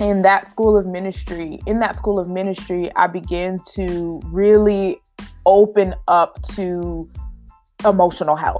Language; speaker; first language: English; native; English